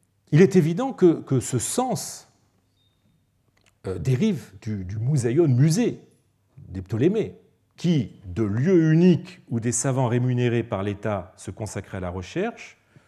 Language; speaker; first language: French; native; French